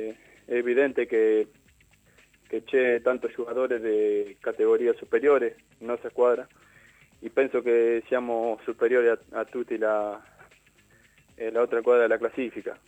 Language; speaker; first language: Italian; non-native, learner; Spanish